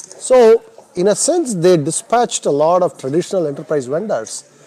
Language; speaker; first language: English; non-native, local second language; Tamil